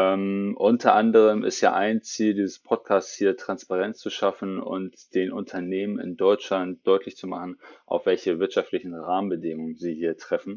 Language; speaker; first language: German; native; German